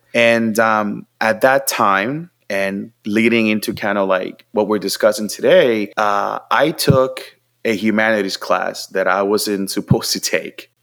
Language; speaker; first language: English; non-native, fluent; Spanish